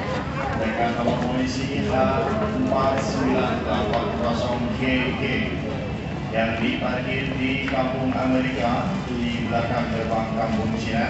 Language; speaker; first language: Indonesian; native; Indonesian